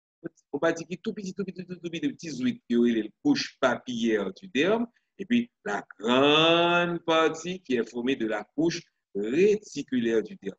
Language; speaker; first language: French; non-native, local second language; Haitian Creole